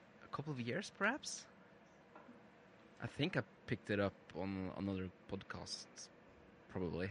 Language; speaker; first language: English; non-native, fluent; Norwegian